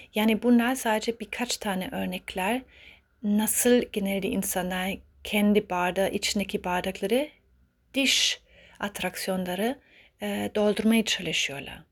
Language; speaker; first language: Turkish; early bilingual, heritage; Turkish